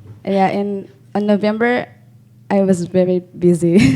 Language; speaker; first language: English; non-native, learner; Indonesian